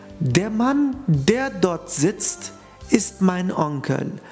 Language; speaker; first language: German; non-native, fluent; Turkish